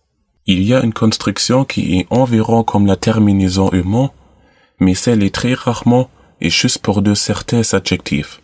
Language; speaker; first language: French; non-native, learner; German